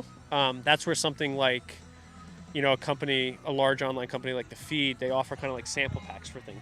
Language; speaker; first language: English; native; English